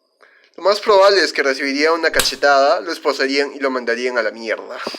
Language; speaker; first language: Spanish; native; Spanish